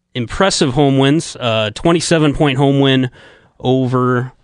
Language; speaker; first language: English; native; English